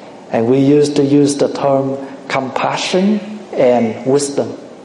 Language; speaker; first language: English; non-native, fluent; Vietnamese